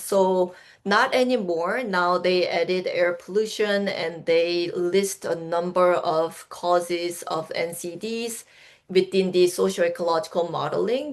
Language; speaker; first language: English; non-native, fluent; Korean